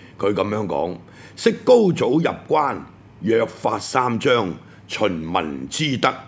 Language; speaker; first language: Cantonese; native; Cantonese